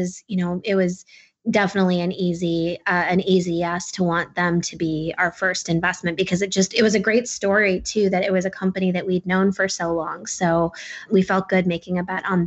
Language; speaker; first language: English; non-native, local second language; Urdu